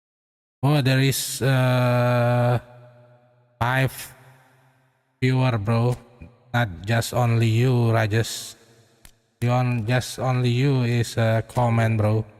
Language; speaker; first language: English; non-native, learner; Indonesian